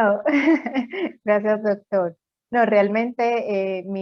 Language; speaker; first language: Spanish; native; Spanish